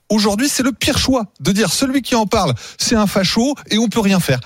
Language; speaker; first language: French; native; French